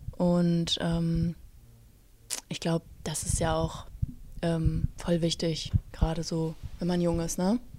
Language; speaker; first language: German; native; German